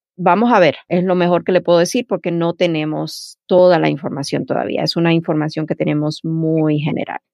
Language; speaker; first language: Spanish; early bilingual, heritage; Spanish